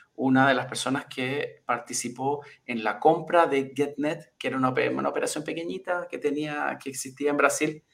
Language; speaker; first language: Spanish; native; Spanish